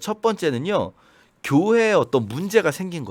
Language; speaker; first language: Korean; native; Korean